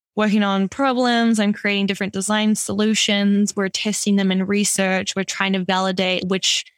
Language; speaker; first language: English; native; English